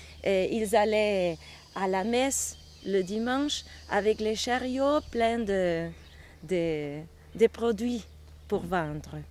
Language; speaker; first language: French; non-native, fluent; Spanish